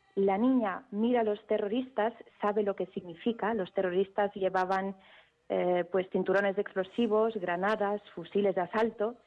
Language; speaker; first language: Spanish; early bilingual, heritage; Spanish